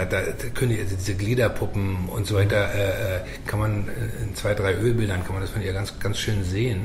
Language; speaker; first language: German; native; German